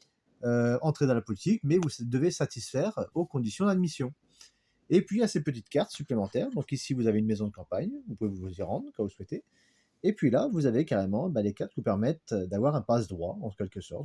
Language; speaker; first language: French; native; French